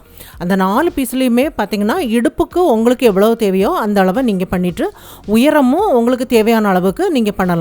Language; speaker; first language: Tamil; native; Tamil